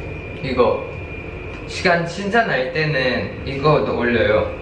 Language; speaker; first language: Korean; non-native, fluent; Thai